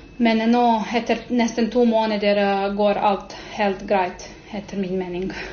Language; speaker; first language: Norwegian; non-native, fluent; Serbian